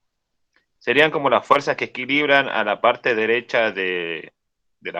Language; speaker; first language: Spanish; native; Spanish